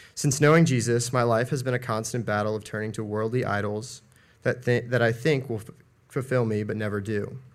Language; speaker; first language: English; native; English